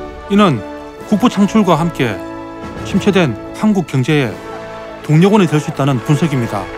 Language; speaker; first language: Korean; native; Korean